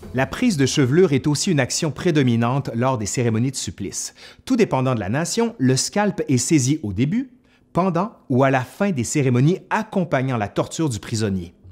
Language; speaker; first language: French; native; French